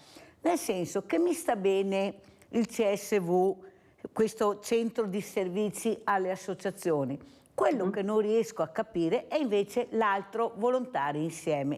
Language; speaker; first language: Italian; native; Italian